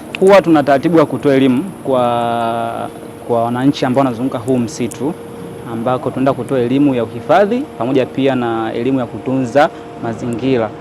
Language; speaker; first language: Swahili; native; Swahili